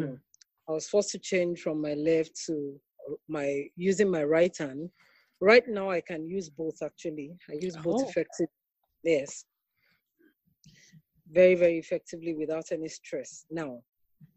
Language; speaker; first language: English; non-native, local second language; Yoruba